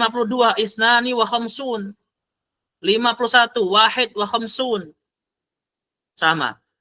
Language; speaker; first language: Arabic; non-native, fluent; Indonesian